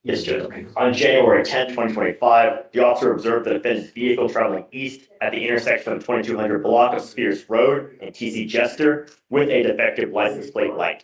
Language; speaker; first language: English; native; English